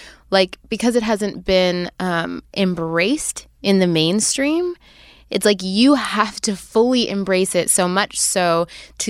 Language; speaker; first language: English; native; English